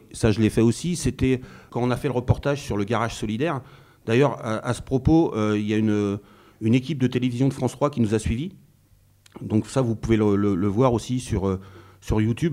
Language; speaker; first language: French; native; French